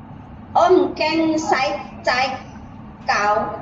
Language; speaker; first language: Cantonese; non-native, learner; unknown